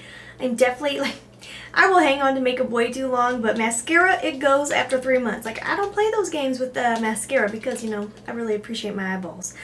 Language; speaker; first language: English; native; English